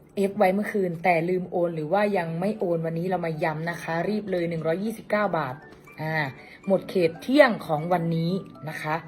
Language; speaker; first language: Thai; native; Thai